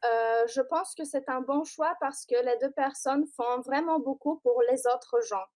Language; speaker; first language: French; non-native, learner; Polish